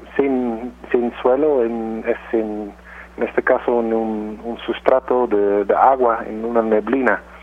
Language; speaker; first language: Spanish; non-native, fluent; Dutch